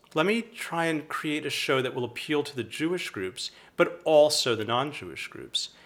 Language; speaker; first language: English; native; English